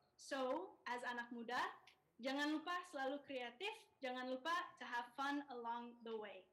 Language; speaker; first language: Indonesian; non-native, local second language; English